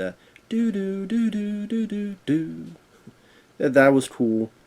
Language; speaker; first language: English; native; English